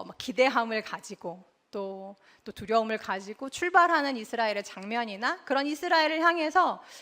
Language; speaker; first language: Korean; native; Korean